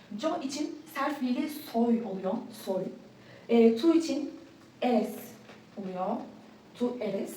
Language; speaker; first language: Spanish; non-native, learner; Turkish